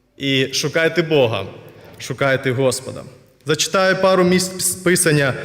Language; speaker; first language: Ukrainian; non-native, local second language; Russian